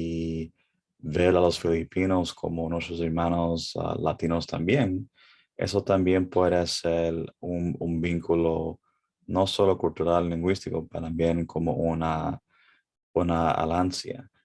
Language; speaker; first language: Spanish; early bilingual, heritage; English